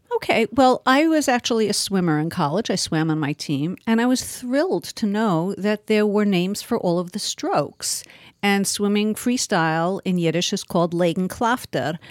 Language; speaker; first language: English; early bilingual, other home language; Yiddish